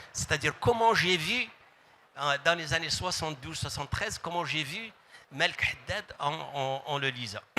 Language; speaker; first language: French; non-native, local second language; Arabic